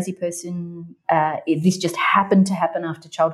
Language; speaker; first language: English; native; English